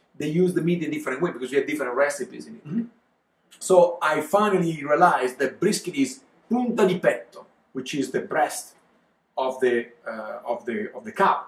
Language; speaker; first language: English; non-native, fluent; Italian